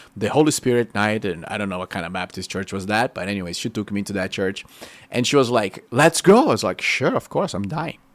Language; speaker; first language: English; non-native, fluent; Portuguese